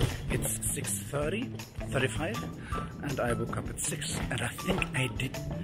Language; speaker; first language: English; non-native, fluent; Swedish